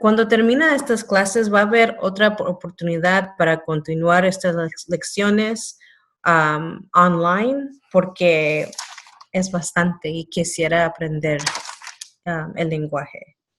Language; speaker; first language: Spanish; non-native, learner; English